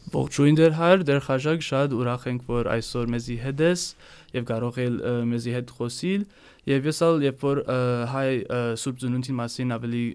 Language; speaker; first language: Armenian; early bilingual, heritage; Armenian